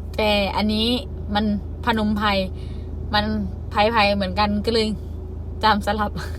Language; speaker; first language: Thai; non-native, local second language; Khmer